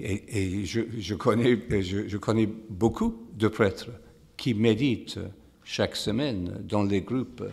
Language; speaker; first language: French; non-native, fluent; English